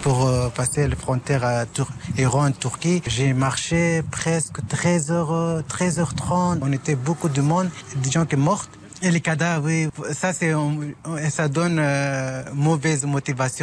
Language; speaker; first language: French; non-native, learner; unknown